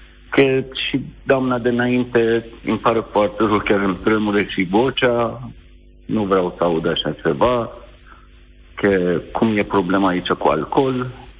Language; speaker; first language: Romanian; non-native, fluent; Persian